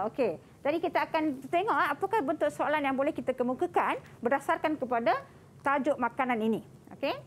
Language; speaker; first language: Malay; non-native, local second language; Tamil